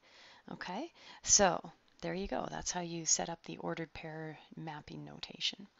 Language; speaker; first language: English; native; English